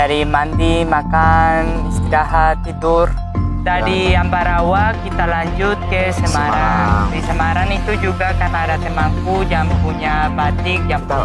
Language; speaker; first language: Indonesian; non-native, fluent; Spanish